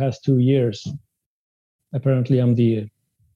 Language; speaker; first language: English; non-native, fluent; Spanish